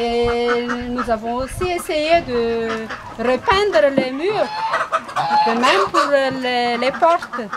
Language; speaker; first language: French; non-native, local second language; Malagasy